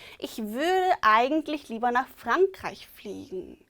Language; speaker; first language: German; non-native, fluent; Korean